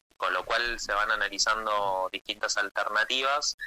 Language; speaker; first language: Spanish; native; Spanish